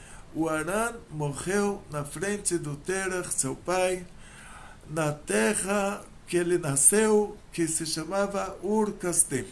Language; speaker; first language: Portuguese; native; Portuguese